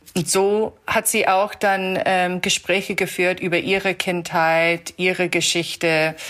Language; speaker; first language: German; early bilingual, heritage; German